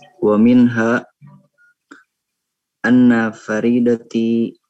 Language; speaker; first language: Arabic; non-native, learner; Indonesian